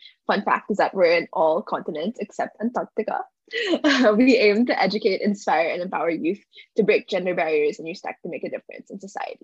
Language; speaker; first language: English; non-native, local second language; Filipino